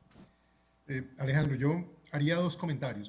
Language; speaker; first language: Spanish; native; Spanish